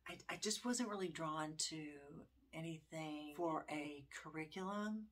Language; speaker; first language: English; native; English